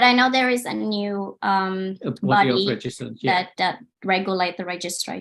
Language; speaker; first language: English; non-native, fluent; Indonesian